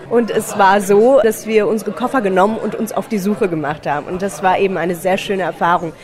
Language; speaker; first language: German; early bilingual, other home language; Turkish